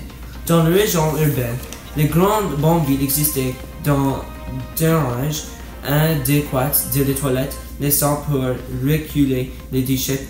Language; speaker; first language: French; non-native, learner; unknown